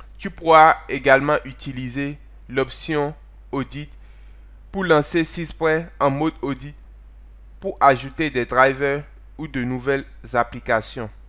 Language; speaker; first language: French; non-native, local second language; Fon